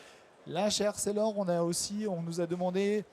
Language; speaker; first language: French; native; French